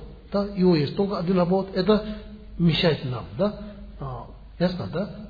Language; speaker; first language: Russian; non-native, learner; Tibetan